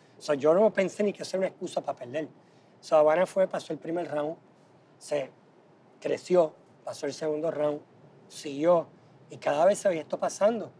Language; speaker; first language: Spanish; native; Spanish